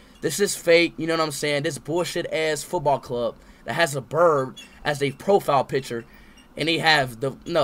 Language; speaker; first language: English; native; English